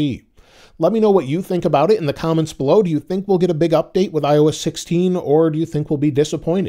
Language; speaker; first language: English; native; English